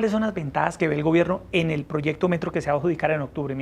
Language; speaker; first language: Spanish; native; Spanish